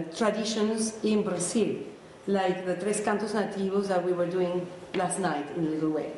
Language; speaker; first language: English; non-native, fluent; Spanish